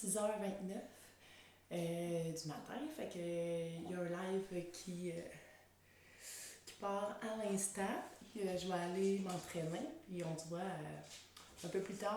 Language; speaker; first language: French; native; French